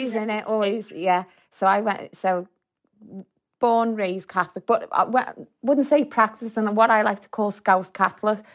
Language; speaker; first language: English; native; English